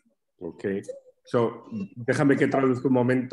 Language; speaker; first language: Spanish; native; Spanish